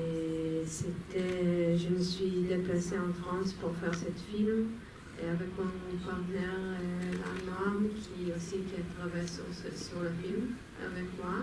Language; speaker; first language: French; non-native, fluent; Hebrew